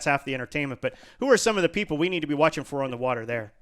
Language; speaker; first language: English; native; English